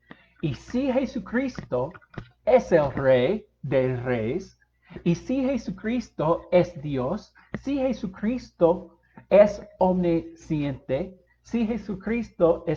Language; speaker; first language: Spanish; non-native, fluent; English